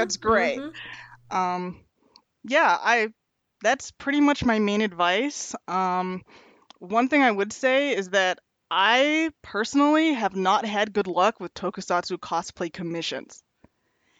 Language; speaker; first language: English; native; English